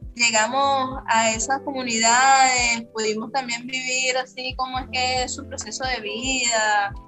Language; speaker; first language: Spanish; native; Spanish